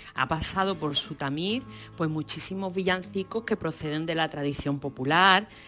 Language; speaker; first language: Spanish; native; Spanish